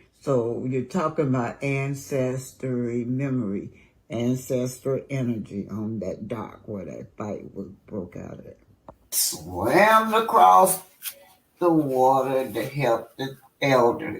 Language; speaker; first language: English; native; English